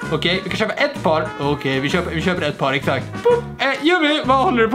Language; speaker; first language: Swedish; native; Swedish